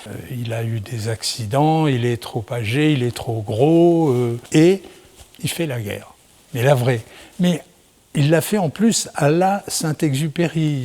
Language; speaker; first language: French; native; French